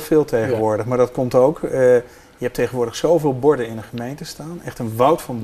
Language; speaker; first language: Dutch; native; Dutch